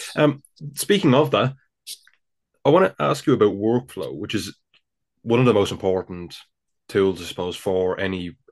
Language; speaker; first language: English; native; English